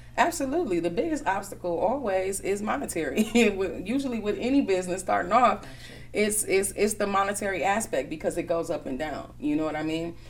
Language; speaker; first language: English; native; English